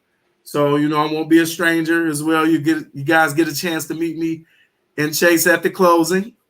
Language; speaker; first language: English; native; English